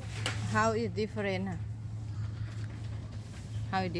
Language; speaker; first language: English; non-native, learner; Thai